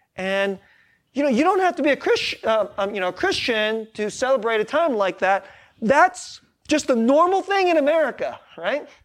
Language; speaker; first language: English; early bilingual, other home language; Korean